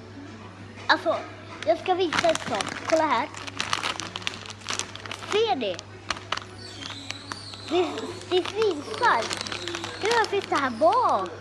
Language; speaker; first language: Swedish; early bilingual, other home language; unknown